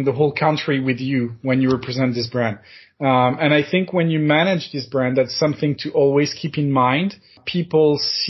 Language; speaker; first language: English; non-native, fluent; French